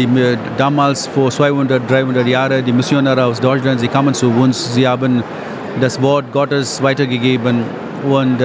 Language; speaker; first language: German; non-native, fluent; Tamil